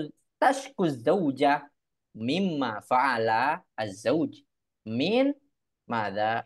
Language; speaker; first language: Arabic; non-native, fluent; Indonesian